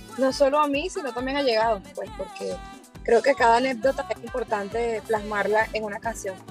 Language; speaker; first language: Spanish; native; Spanish